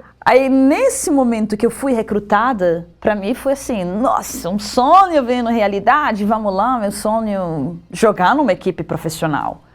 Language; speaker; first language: Portuguese; non-native, fluent; Arabic